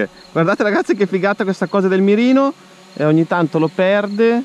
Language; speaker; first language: Italian; native; Italian